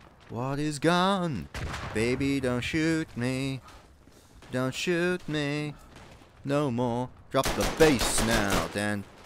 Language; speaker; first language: English; native; English